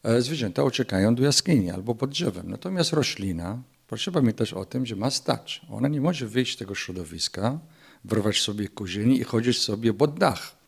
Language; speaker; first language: Polish; non-native, fluent; Arabic